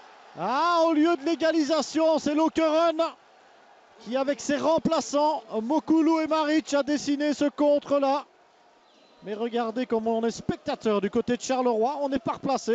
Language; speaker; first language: French; native; French